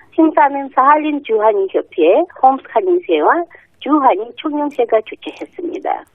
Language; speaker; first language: Korean; early bilingual, heritage; Korean